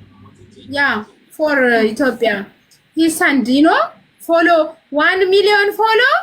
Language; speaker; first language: English; non-native, learner; Amharic